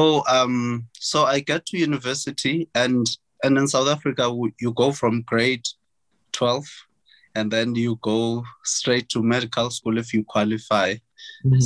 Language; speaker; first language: English; non-native, local second language; Xhosa